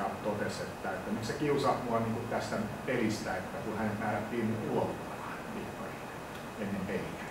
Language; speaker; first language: Finnish; native; Finnish